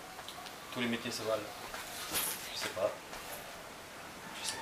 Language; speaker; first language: French; non-native, local second language; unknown